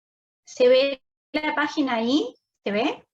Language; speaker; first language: Spanish; native; Spanish